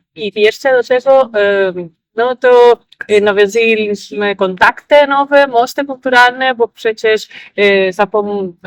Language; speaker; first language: Polish; non-native, fluent; Spanish